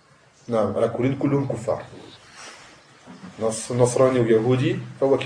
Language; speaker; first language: Arabic; non-native, fluent; French